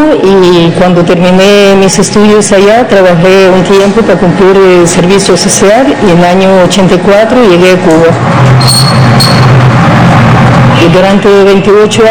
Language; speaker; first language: Spanish; non-native, fluent; Russian